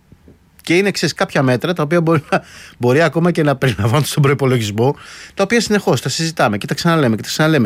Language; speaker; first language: Greek; native; Greek